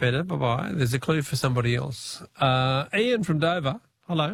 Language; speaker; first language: English; native; English